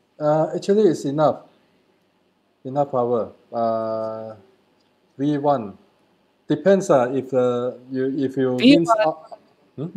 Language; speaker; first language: English; non-native, learner; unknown